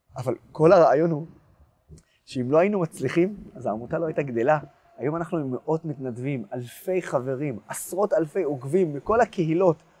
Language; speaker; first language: Hebrew; non-native, local second language; Arabic